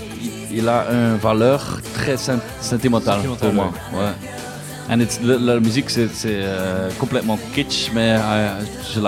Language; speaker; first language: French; non-native, local second language; Dutch